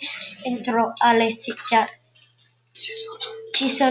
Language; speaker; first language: Italian; non-native, learner; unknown